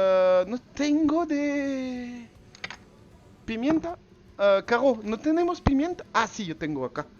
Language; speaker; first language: Spanish; non-native, learner; French